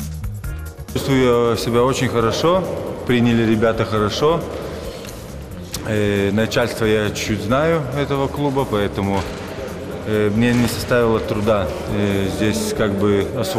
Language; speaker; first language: Russian; non-native, fluent; Lithuanian